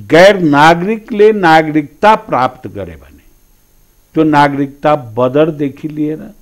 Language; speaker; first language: Nepali; non-native, local second language; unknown